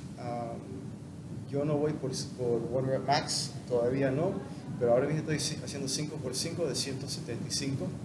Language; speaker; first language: Spanish; non-native, fluent; English